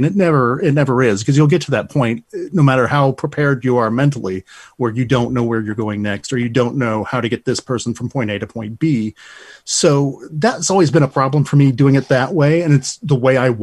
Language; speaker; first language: English; native; English